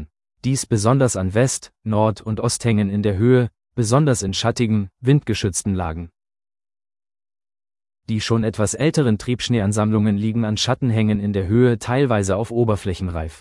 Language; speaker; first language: German; native; German